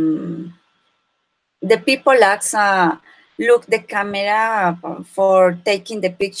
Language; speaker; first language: English; non-native, learner; Spanish